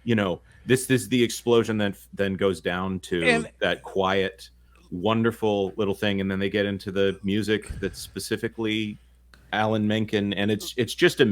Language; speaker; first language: English; native; English